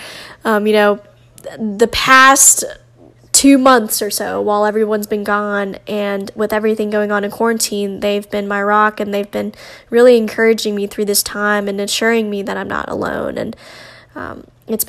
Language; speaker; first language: English; native; English